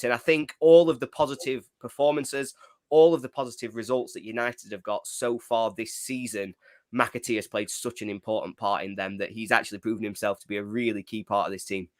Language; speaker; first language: English; native; English